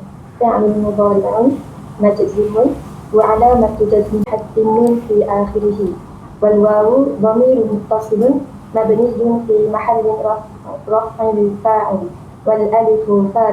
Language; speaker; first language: Arabic; non-native, learner; Malay